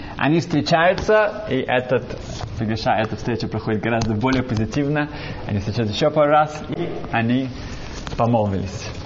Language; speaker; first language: Russian; early bilingual, heritage; Russian